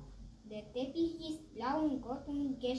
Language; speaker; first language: German; non-native, learner; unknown